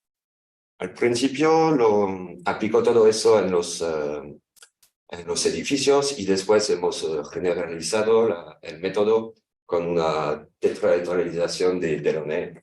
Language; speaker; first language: Spanish; non-native, fluent; French